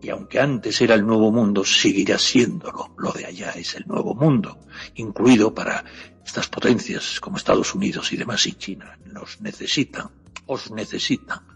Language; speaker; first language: Spanish; native; Spanish